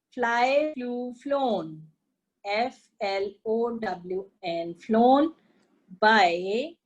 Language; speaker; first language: English; non-native, local second language; Punjabi